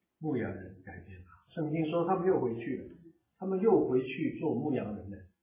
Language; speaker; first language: Chinese; non-native, local second language; Cantonese